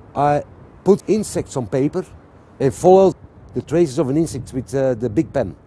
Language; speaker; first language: English; non-native, fluent; Dutch